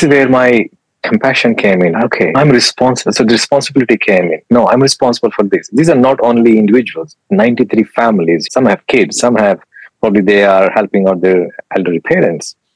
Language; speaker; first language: English; non-native, local second language; Urdu